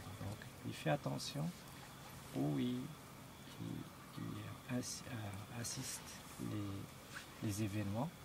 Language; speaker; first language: French; non-native, local second language; Arabic